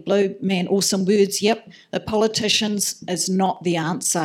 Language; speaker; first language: English; native; English